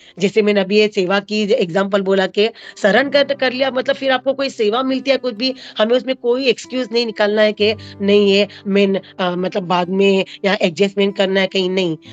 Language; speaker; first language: Hindi; non-native, local second language; Marathi